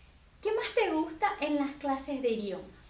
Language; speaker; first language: Spanish; non-native, fluent; Portuguese